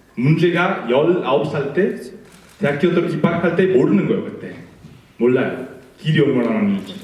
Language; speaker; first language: Korean; non-native, fluent; Italian